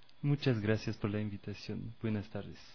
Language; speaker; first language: Spanish; non-native, fluent; French